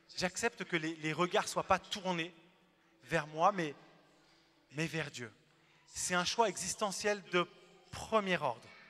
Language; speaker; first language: French; native; French